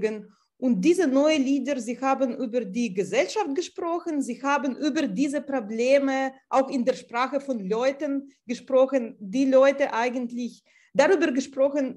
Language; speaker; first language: German; non-native, fluent; Russian